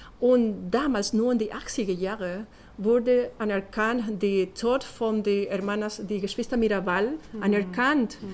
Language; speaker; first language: German; non-native, learner; Spanish